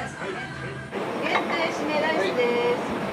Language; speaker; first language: Japanese; native; Japanese